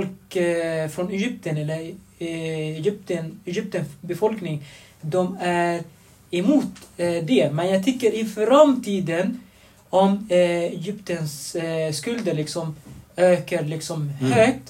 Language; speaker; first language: Swedish; non-native, fluent; Arabic